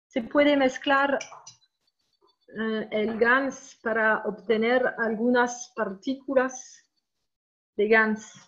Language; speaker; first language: Spanish; non-native, learner; French